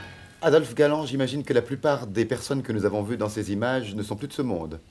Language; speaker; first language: French; native; French